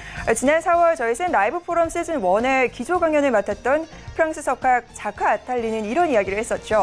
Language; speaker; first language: Korean; native; Korean